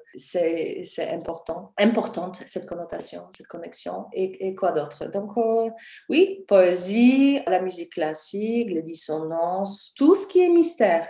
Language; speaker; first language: French; non-native, fluent; Polish